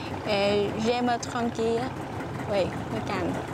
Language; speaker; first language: French; non-native, fluent; Vietnamese